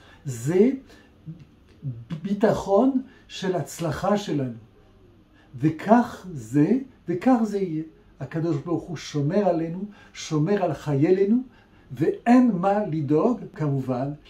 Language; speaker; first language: Hebrew; non-native, fluent; French